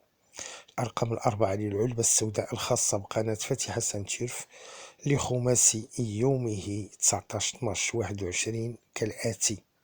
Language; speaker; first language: Arabic; native; Arabic